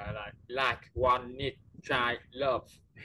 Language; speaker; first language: English; non-native, learner; Vietnamese